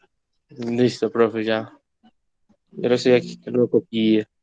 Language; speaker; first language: Spanish; native; Spanish